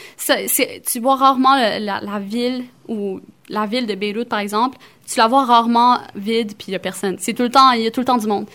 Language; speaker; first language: French; early bilingual, other home language; Arabic